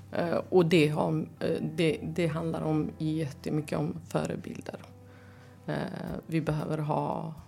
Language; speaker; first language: Swedish; early bilingual, other home language; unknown